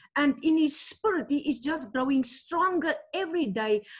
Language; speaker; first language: English; non-native, local second language; Afrikaans